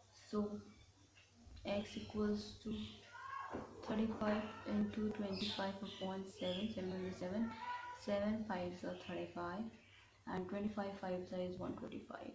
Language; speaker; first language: English; non-native, local second language; Hindi